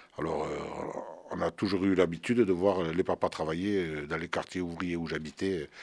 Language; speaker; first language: French; early bilingual, other home language; Arabic